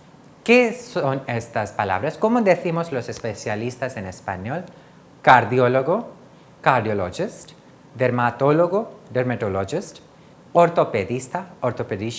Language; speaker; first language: Spanish; non-native, fluent; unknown